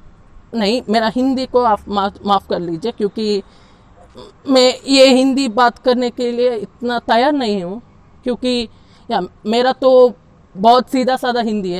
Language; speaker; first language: Hindi; non-native, local second language; Telugu